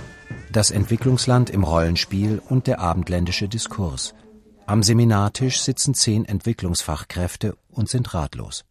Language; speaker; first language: German; native; German